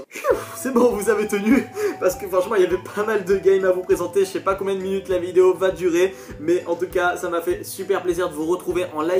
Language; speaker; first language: French; native; French